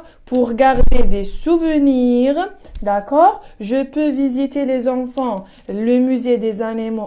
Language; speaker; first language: French; non-native, local second language; Arabic